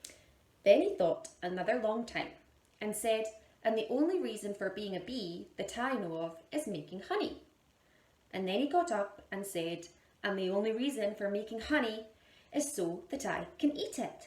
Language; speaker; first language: English; native; English